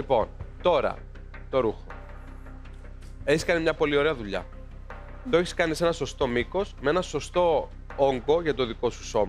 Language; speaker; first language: Greek; native; Greek